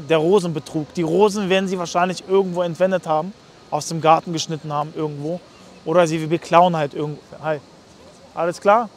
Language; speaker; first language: German; native; German